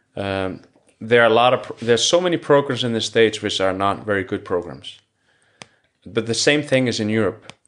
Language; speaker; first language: English; non-native, fluent; Icelandic